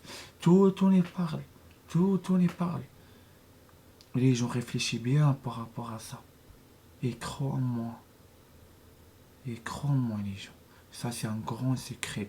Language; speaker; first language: French; non-native, learner; Arabic